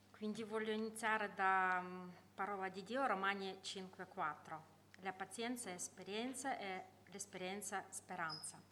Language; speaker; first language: Italian; non-native, learner; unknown